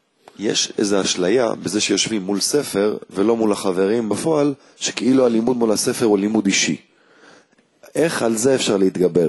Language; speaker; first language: Hebrew; native; Hebrew